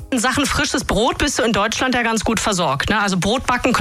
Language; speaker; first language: German; native; German